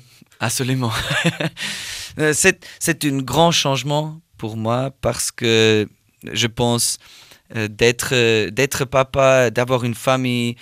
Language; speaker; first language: French; non-native, learner; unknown